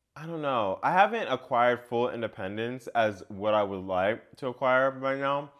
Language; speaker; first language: English; native; English